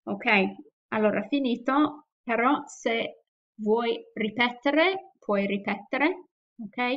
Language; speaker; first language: Italian; non-native, fluent; English